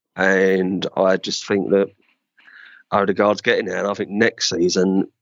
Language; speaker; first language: English; native; English